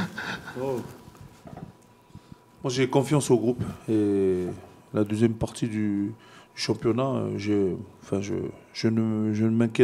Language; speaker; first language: French; non-native, fluent; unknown